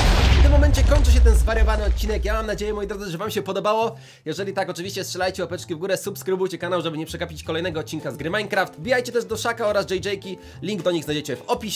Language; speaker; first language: Polish; native; Polish